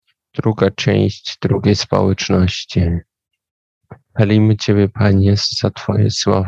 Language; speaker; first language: Polish; non-native, learner; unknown